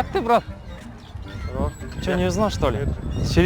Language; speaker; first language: Russian; non-native, local second language; Kazakh